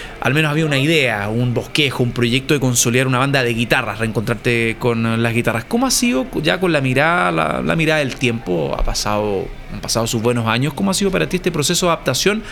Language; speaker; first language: Spanish; native; Spanish